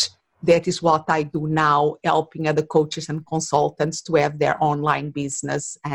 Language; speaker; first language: English; non-native, fluent; Portuguese